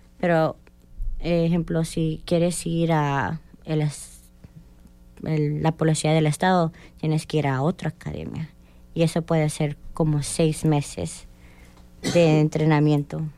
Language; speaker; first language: Spanish; early bilingual, heritage; Spanish